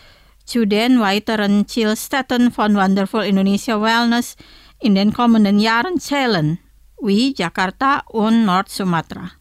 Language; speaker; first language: German; non-native, fluent; Indonesian